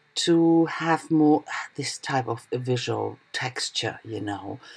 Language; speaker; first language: English; non-native, fluent; German